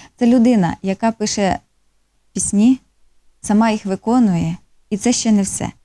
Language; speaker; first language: Ukrainian; native; Ukrainian